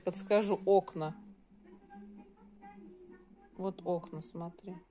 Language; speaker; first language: Russian; native; Russian